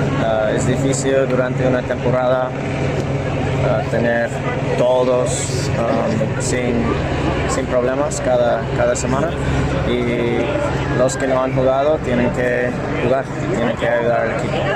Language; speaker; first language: Spanish; non-native, learner; English